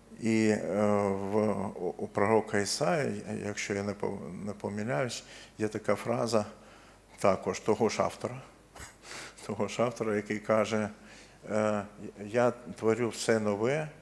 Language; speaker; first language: Ukrainian; non-native, local second language; Russian